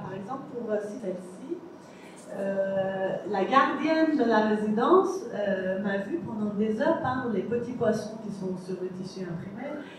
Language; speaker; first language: French; non-native, fluent; Persian